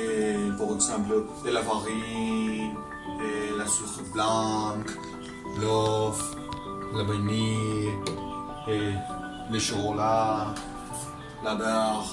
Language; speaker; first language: French; non-native, learner; Spanish